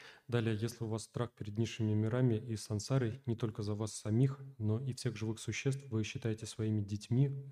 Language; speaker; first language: Russian; native; Russian